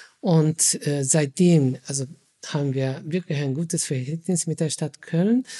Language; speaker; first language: German; non-native, fluent; Japanese